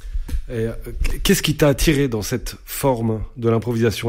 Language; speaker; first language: French; native; French